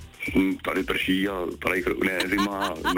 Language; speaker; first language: Czech; native; Czech